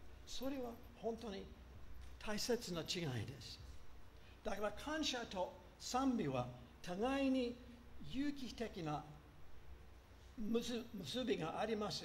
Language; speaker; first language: Japanese; non-native, fluent; English